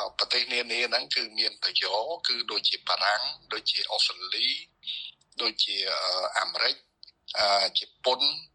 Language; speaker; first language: Khmer; native; Khmer